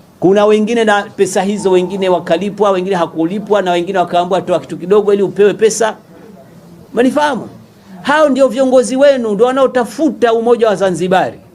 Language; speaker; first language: Swahili; native; Swahili